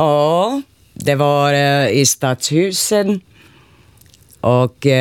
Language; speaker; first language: Swedish; non-native, local second language; Finnish